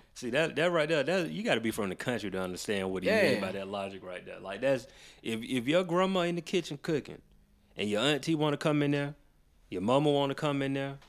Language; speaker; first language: English; native; English